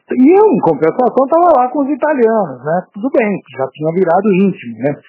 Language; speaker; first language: Portuguese; native; Portuguese